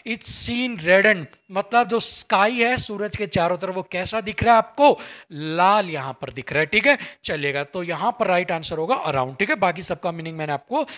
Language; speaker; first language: Hindi; native; Hindi